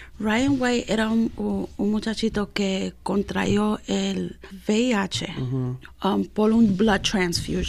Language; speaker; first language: Spanish; early bilingual, heritage; Spanish